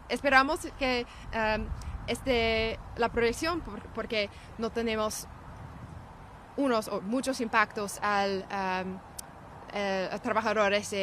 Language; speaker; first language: Spanish; non-native, learner; English